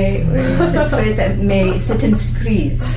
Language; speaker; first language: French; non-native, learner; English